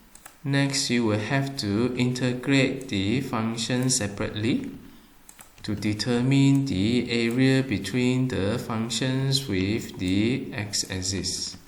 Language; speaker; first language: English; non-native, fluent; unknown